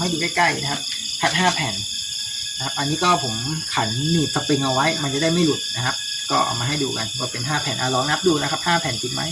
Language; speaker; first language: Thai; native; Thai